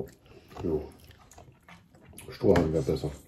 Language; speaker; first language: German; native; German